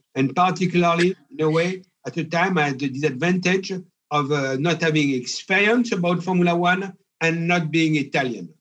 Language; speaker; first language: English; non-native, fluent; French